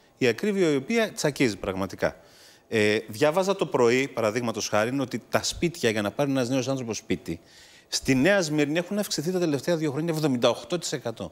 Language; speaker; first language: Greek; native; Greek